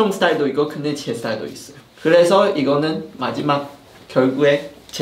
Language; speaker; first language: Korean; non-native, fluent; Chinese